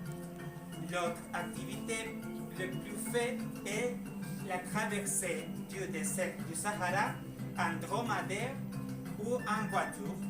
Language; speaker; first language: French; non-native, learner; Spanish